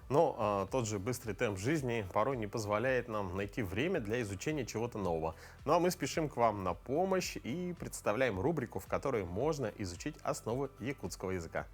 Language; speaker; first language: Russian; native; Russian